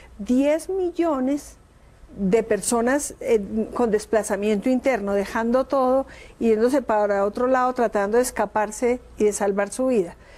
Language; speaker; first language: Spanish; native; Spanish